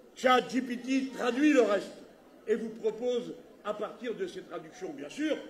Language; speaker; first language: French; native; French